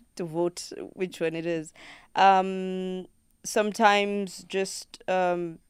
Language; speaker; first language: English; non-native, local second language; Luo (Kenya and Tanzania)